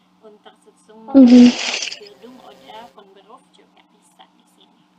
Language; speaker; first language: German; non-native, fluent; Indonesian